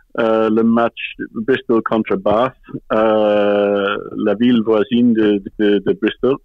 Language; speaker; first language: French; non-native, fluent; English